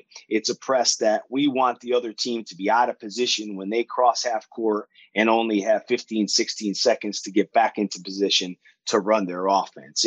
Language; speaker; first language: English; native; English